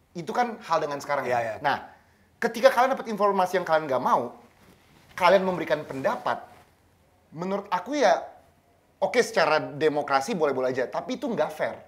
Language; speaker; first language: Indonesian; native; Indonesian